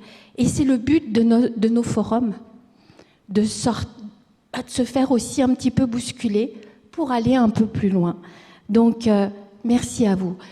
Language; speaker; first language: French; native; French